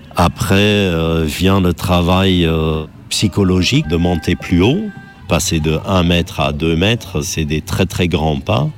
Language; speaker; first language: French; non-native, fluent; German